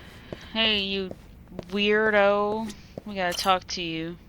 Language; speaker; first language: English; native; English